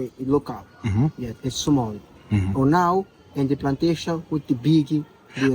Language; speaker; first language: English; non-native, learner; Portuguese